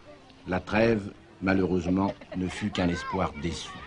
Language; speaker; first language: French; native; French